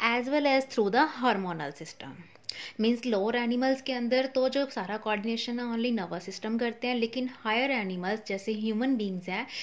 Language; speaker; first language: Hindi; non-native, local second language; Punjabi